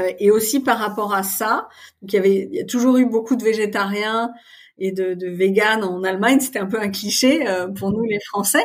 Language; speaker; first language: French; native; French